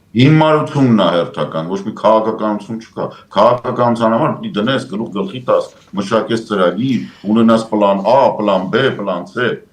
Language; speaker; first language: Armenian; native; Armenian